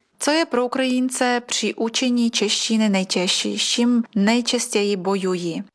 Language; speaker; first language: Czech; native; Czech